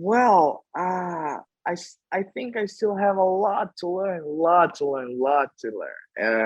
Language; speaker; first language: English; non-native, fluent; Portuguese